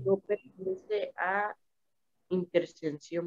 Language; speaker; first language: Spanish; native; Spanish